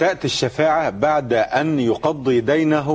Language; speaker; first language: Arabic; native; Arabic